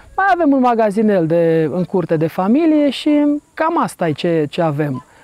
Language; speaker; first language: Romanian; native; Romanian